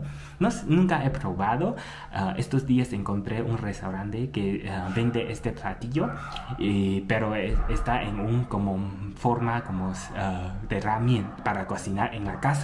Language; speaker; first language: Spanish; non-native, fluent; Chinese